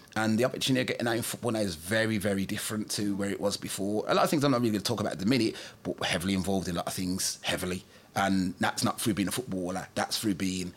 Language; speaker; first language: English; native; English